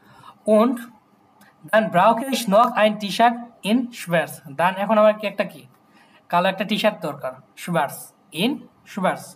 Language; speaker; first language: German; non-native, fluent; Bangla